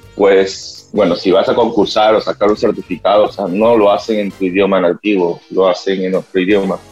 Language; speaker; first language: Spanish; native; Spanish